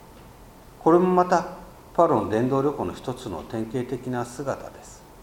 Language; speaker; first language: Japanese; native; Japanese